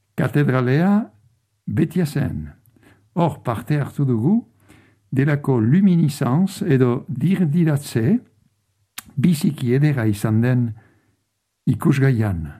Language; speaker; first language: Basque; native; Basque